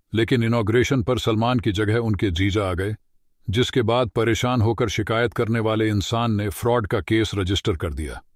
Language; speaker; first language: Hindi; native; Hindi